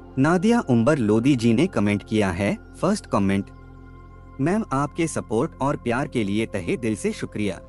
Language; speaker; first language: Hindi; native; Hindi